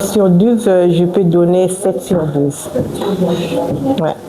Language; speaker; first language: French; non-native, local second language; Lingala